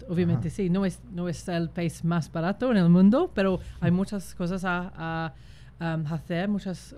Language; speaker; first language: Spanish; non-native, fluent; English